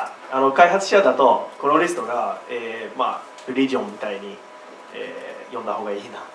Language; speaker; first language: Japanese; non-native, learner; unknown